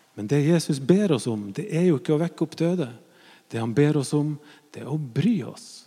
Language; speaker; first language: Norwegian; native; Norwegian